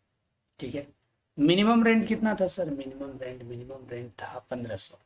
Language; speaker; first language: Hindi; native; Hindi